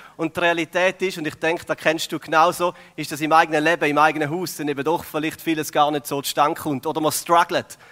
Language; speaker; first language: German; native; German